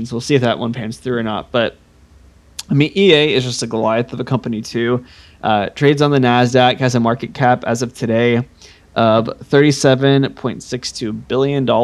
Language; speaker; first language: English; native; English